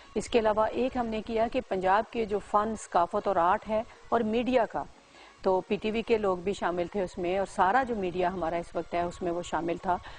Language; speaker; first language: Urdu; non-native, local second language; Punjabi